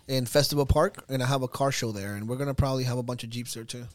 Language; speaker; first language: English; early bilingual, other home language; Spanish